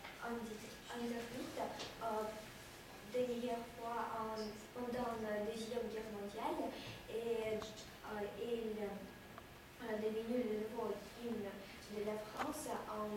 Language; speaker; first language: French; non-native, learner; Russian